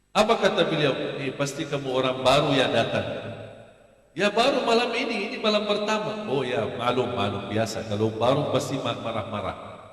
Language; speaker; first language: Malay; non-native, fluent; Arabic